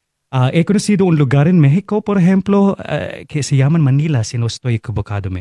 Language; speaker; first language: Spanish; non-native, fluent; Filipino